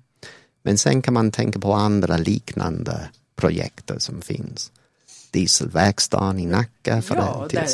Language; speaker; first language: Swedish; non-native, fluent; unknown